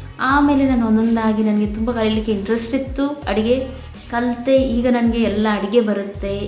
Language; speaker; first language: Kannada; non-native, local second language; Konkani